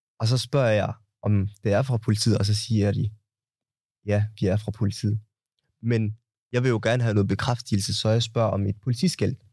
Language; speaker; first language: Danish; early bilingual, other home language; Somali